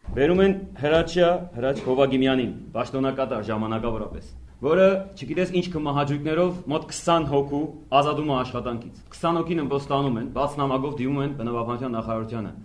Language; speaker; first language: Armenian; native; Armenian